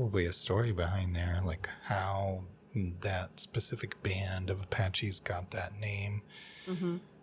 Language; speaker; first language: English; native; English